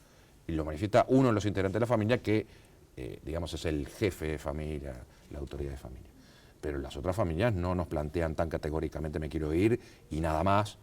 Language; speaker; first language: Spanish; native; Spanish